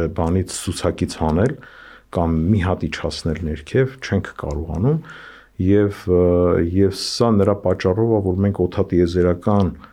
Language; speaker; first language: Armenian; native; Armenian